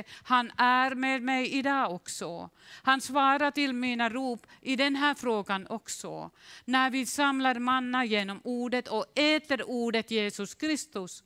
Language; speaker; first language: Swedish; non-native, fluent; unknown